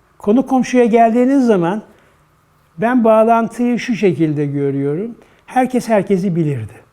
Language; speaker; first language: Turkish; native; Turkish